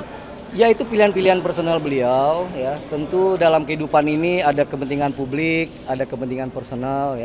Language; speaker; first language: Indonesian; native; Indonesian